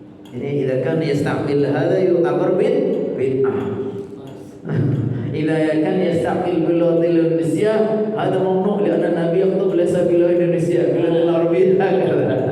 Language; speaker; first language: Arabic; non-native, fluent; Indonesian